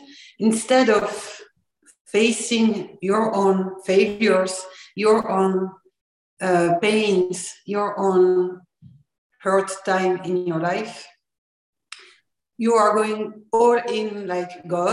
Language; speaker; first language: English; non-native, fluent; French